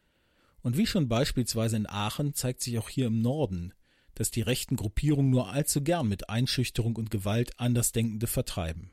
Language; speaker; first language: German; native; German